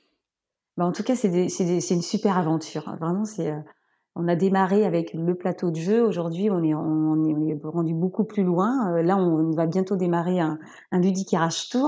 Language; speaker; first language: French; native; French